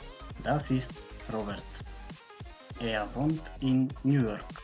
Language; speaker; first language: German; non-native, fluent; Macedonian